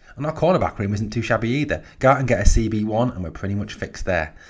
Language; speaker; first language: English; native; English